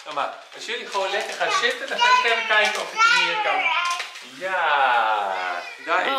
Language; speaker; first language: Dutch; native; Dutch